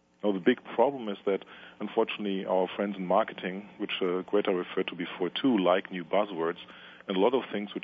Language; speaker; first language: English; non-native, fluent; Italian